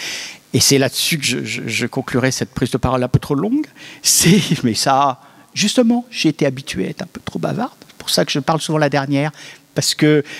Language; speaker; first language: French; native; French